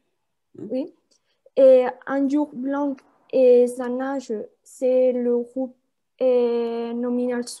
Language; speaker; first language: French; non-native, fluent; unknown